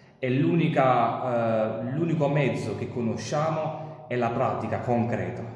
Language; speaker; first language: Italian; native; Italian